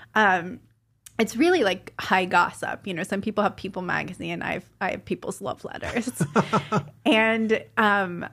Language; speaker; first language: English; native; English